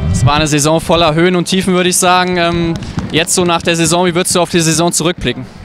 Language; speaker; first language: German; native; German